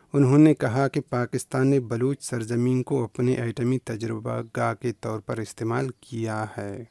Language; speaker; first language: Urdu; non-native, local second language; Baluchi